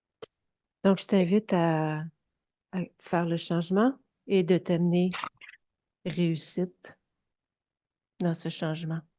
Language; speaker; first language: French; native; French